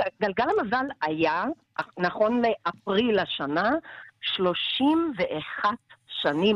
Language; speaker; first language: Hebrew; non-native, fluent; English